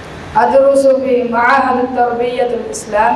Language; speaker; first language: Arabic; non-native, learner; Urdu